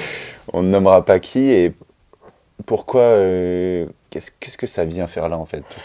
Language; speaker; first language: French; native; French